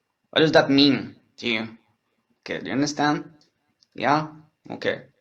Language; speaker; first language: English; non-native, learner; French